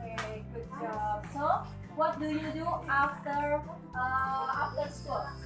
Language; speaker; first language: English; non-native, learner; Indonesian